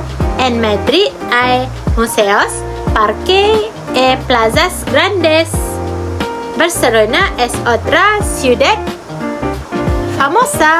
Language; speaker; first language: Spanish; non-native, learner; Malay